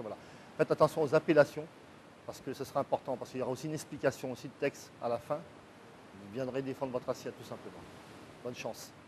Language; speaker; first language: French; native; French